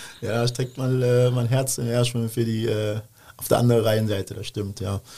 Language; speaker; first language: German; early bilingual, other home language; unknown